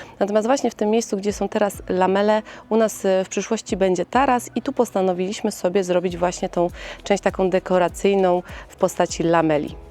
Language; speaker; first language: Polish; native; Polish